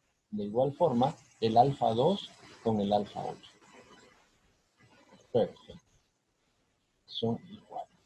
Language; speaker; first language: Spanish; native; Spanish